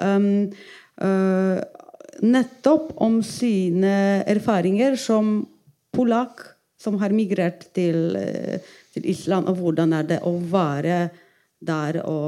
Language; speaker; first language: Norwegian; non-native, fluent; Polish